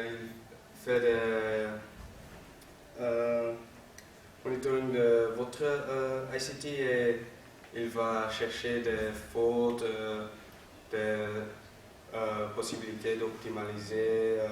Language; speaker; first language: French; non-native, learner; Dutch